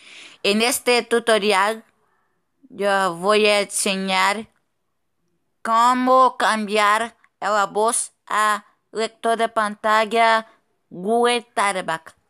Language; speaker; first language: Spanish; non-native, fluent; Portuguese